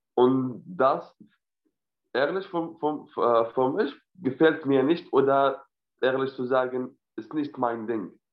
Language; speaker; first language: German; non-native, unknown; Arabic